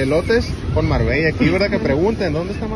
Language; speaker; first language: Spanish; native; Spanish